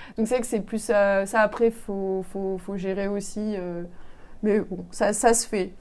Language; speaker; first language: French; native; French